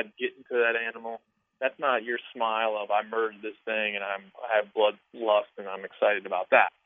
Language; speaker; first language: English; native; English